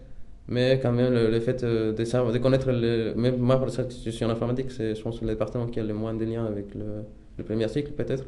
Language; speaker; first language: French; non-native, fluent; Spanish